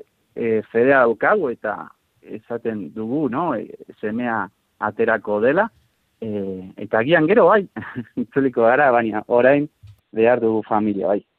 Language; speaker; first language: Basque; non-native, fluent; Spanish